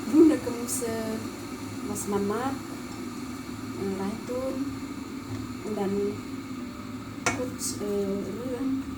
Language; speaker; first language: German; non-native, fluent; Javanese